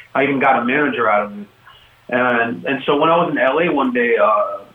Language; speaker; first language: English; native; English